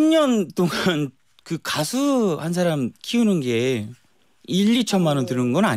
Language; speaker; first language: Korean; native; Korean